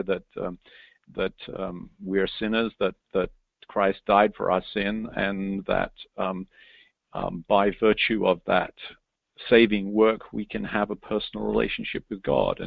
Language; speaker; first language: English; native; English